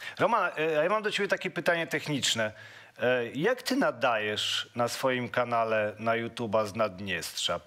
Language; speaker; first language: Polish; native; Polish